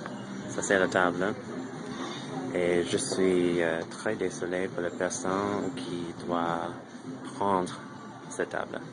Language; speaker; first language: French; non-native, learner; English